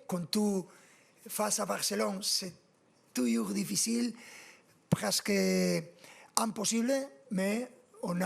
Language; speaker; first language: French; non-native, fluent; Spanish